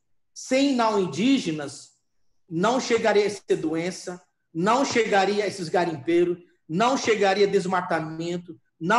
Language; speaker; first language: Portuguese; non-native, local second language; Yanomámi